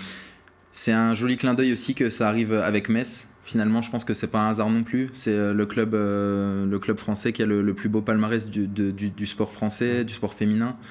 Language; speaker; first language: French; native; French